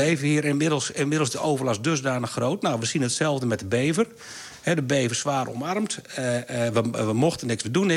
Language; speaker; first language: Dutch; native; Dutch